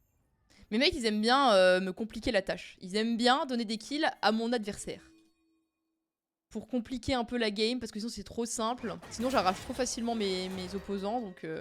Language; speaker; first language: French; native; French